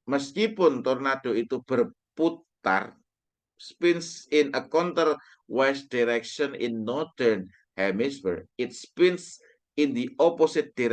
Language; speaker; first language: English; non-native, fluent; Indonesian